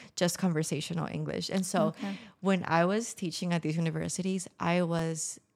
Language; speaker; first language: English; non-native, fluent; Spanish